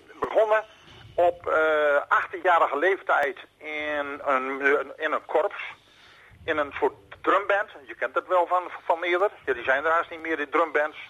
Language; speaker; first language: Dutch; native; Dutch